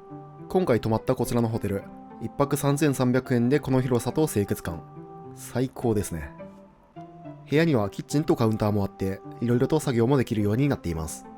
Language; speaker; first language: Japanese; native; Japanese